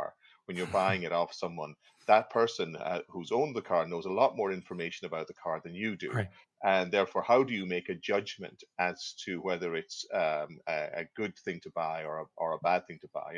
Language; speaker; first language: English; native; English